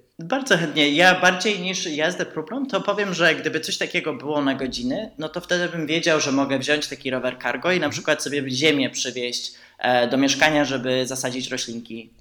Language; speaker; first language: Polish; early bilingual, heritage; Polish